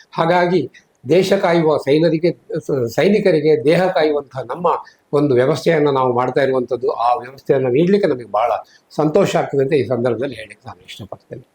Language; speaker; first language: Kannada; native; Kannada